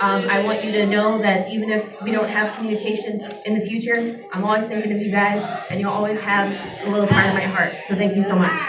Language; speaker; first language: English; native; English